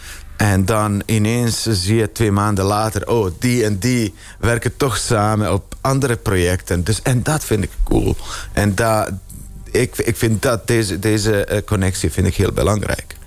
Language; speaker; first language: Dutch; non-native, fluent; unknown